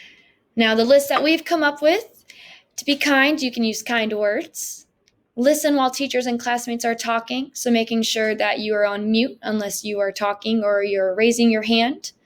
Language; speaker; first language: English; native; English